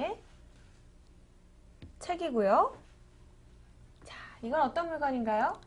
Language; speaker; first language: Korean; native; Korean